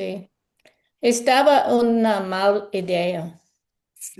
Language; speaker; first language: Spanish; non-native, learner; English